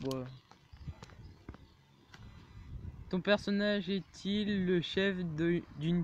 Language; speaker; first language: French; native; French